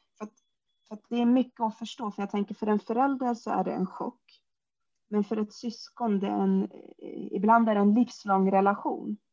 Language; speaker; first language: Swedish; early bilingual, other home language; Arabic